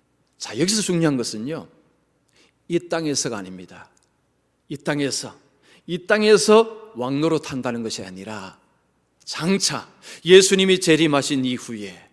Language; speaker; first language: Korean; native; Korean